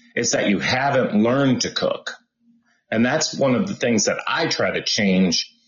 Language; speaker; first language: English; native; English